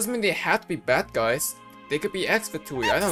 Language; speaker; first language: English; native; English